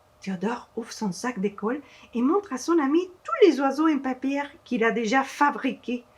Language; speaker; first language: French; non-native, fluent; Spanish